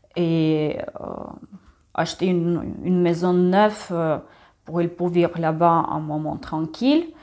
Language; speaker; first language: French; non-native, learner; Ukrainian